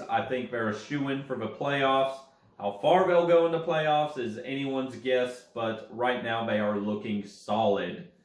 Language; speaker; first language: English; native; English